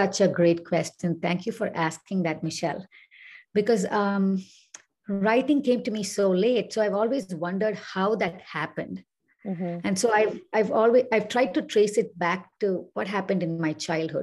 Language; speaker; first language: English; non-native, local second language; Tamil